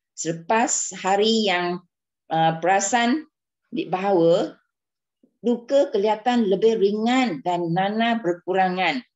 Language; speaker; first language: Malay; non-native, local second language; Chinese